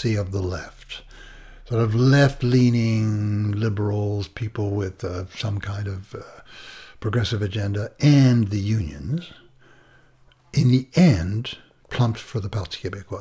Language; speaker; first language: English; native; English